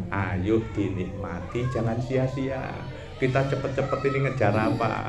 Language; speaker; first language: Indonesian; native; Indonesian